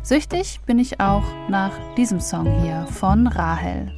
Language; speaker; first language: German; native; German